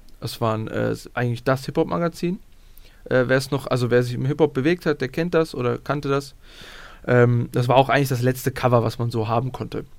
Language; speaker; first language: German; early bilingual, other home language; Bosnian